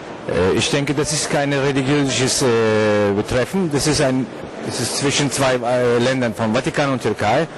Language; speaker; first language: German; non-native, fluent; Turkish